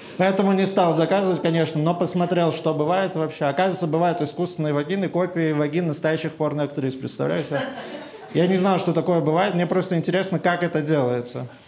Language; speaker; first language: Russian; native; Russian